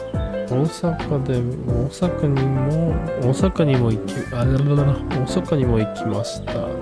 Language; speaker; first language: Japanese; non-native, learner; English